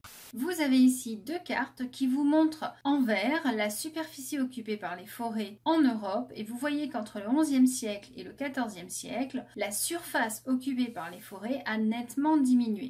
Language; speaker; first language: French; native; French